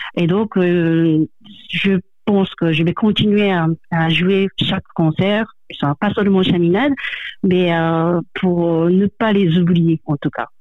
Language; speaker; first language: French; non-native, fluent; Japanese